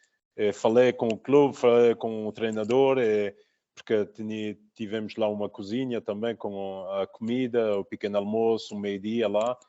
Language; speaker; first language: Portuguese; early bilingual, heritage; Portuguese